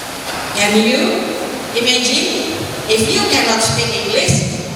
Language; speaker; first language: English; non-native, fluent; Indonesian